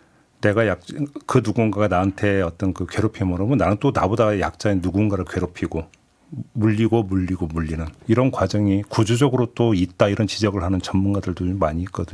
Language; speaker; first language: Korean; native; Korean